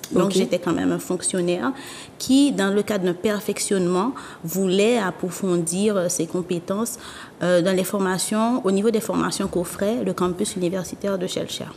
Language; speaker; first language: French; non-native, local second language; Haitian Creole